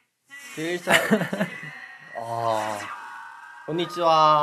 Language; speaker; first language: Japanese; non-native, learner; Korean